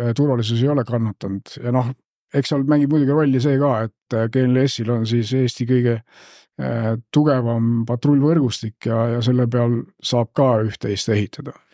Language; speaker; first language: Estonian; native; Estonian